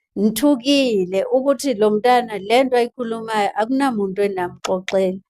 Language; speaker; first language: Zulu; non-native, local second language; Xhosa